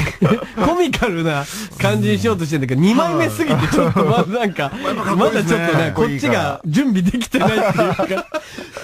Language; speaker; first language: Japanese; native; Japanese